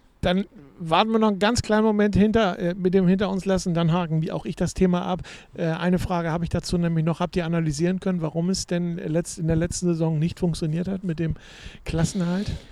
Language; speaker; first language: German; native; German